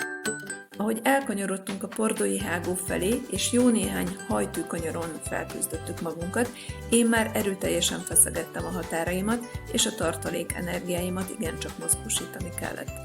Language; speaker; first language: Hungarian; native; Hungarian